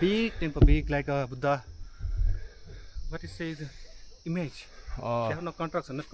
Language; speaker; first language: English; non-native, learner; Nepali